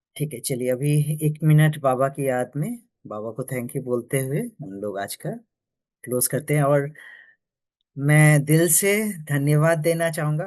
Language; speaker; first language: Hindi; non-native, local second language; Bangla